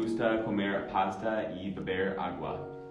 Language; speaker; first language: Spanish; non-native, learner; English